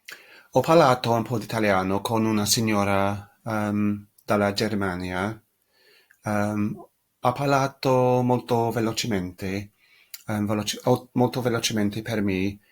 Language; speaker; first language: Italian; non-native, learner; English